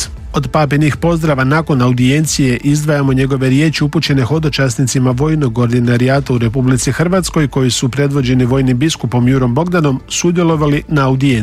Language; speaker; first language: Bosnian; native; Bosnian